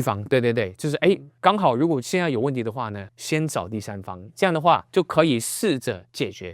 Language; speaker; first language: Chinese; native; Chinese